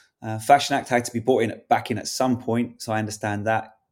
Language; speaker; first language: English; native; English